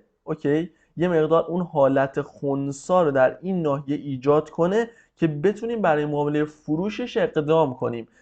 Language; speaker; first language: Persian; native; Persian